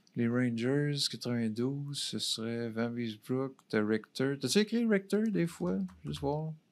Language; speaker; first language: French; native; French